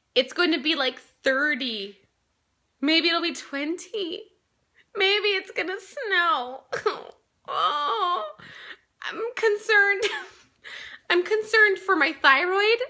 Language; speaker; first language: English; native; English